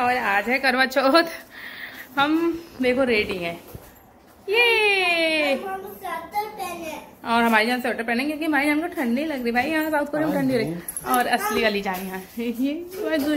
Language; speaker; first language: Hindi; native; Hindi